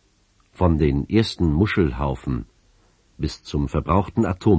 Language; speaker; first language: German; native; German